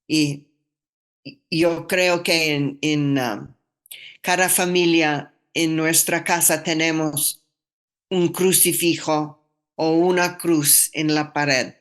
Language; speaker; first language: Spanish; non-native, fluent; English